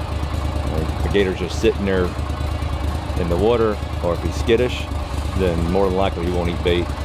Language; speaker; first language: English; native; English